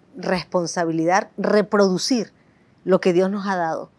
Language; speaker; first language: Spanish; native; Spanish